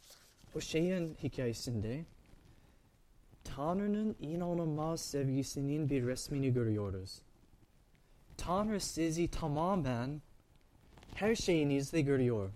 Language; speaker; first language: Turkish; non-native, fluent; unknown